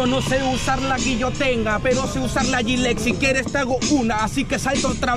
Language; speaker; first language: Spanish; native; Spanish